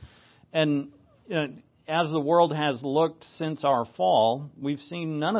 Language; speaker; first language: English; native; English